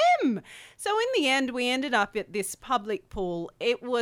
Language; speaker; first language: English; native; English